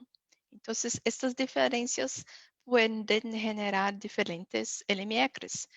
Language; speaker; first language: Spanish; non-native, fluent; Portuguese